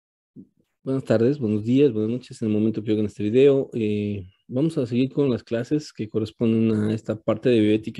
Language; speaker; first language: Spanish; native; Spanish